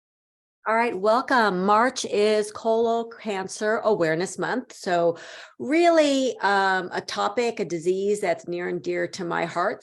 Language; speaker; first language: English; native; English